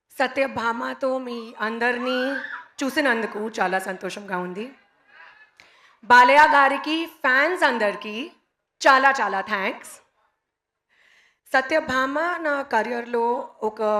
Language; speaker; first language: Telugu; non-native, learner; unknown